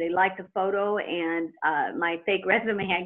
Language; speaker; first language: English; native; English